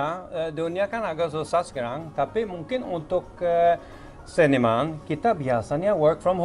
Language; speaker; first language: Indonesian; non-native, fluent; Swedish